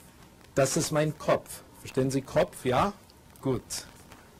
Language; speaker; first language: German; non-native, fluent; English